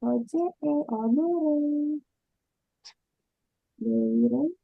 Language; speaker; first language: Korean; non-native, fluent; Indonesian